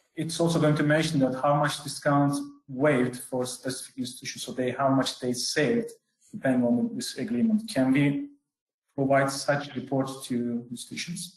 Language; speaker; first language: English; non-native, fluent; Turkish